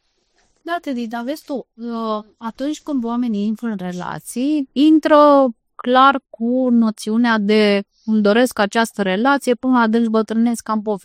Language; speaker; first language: Romanian; native; Romanian